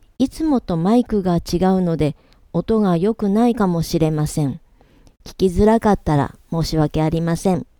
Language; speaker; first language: Japanese; native; Japanese